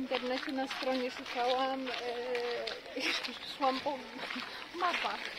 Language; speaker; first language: Polish; native; Polish